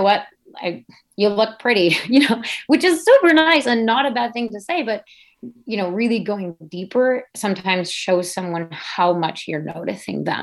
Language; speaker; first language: English; native; English